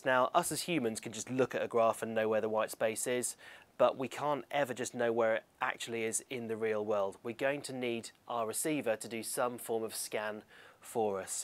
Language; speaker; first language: English; native; English